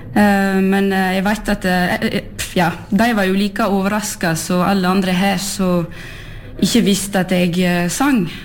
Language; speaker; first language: Norwegian; early bilingual, heritage; French